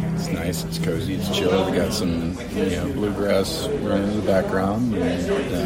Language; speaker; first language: English; native; English